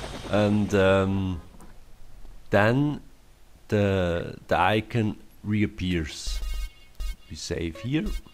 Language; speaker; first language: English; non-native, learner; German